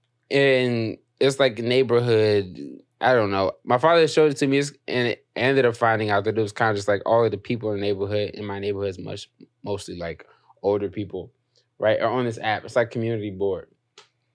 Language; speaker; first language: English; native; English